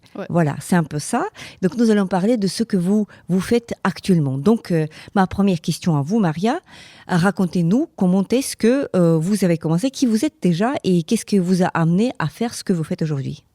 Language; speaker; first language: French; non-native, fluent; Ukrainian